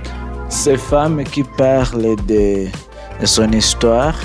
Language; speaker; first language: French; non-native, learner; English